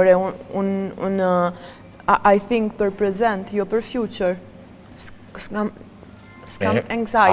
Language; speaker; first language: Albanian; early bilingual, heritage; Albanian